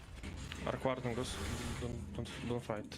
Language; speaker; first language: English; non-native, learner; Russian